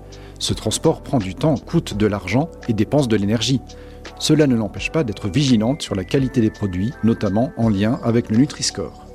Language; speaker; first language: French; native; French